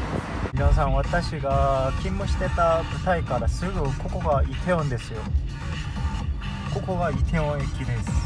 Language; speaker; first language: Japanese; non-native, fluent; Korean